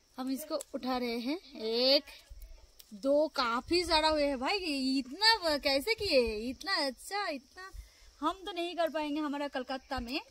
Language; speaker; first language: Hindi; non-native, local second language; Bangla